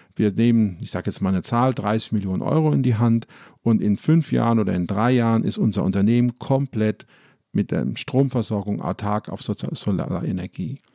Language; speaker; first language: German; native; German